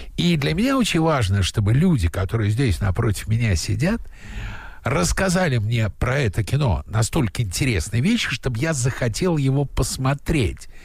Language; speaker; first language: Russian; native; Russian